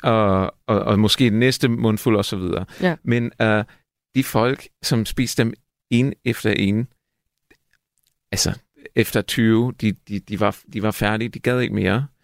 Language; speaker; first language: Danish; non-native, fluent; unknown